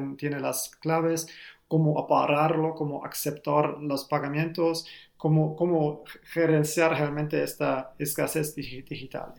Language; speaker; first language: Spanish; non-native, learner; German